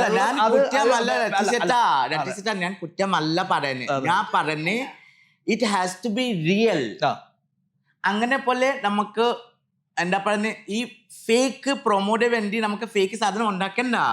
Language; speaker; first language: Malayalam; non-native, learner; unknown